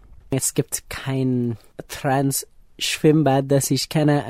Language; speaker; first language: German; non-native, learner; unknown